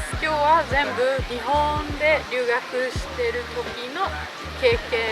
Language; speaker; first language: Japanese; non-native, fluent; Swedish